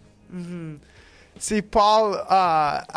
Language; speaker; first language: Spanish; non-native, learner; English